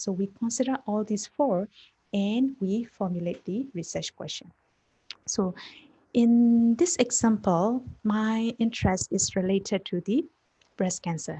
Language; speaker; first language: English; non-native, fluent; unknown